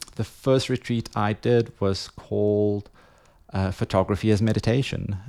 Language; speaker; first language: English; non-native, local second language; Afrikaans